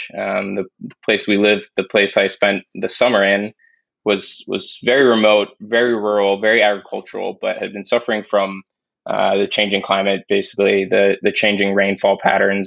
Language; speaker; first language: English; native; English